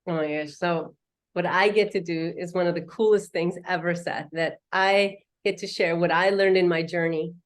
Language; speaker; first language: English; native; English